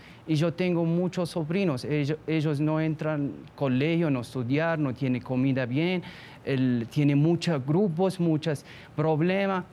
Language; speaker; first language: Spanish; non-native, learner; Arabic